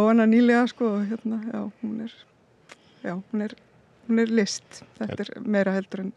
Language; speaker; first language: Icelandic; native; Icelandic